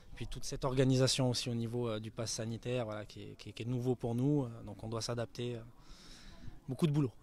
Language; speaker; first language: French; native; French